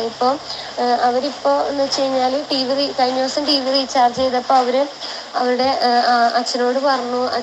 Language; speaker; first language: Malayalam; native; Malayalam